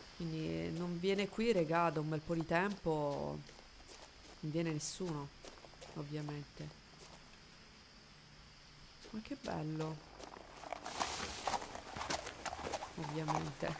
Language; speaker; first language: Italian; native; Italian